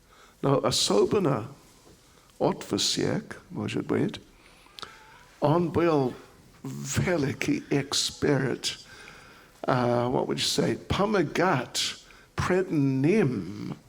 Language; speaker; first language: Russian; non-native, learner; English